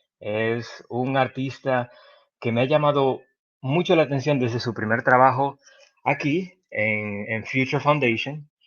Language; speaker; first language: Spanish; native; Spanish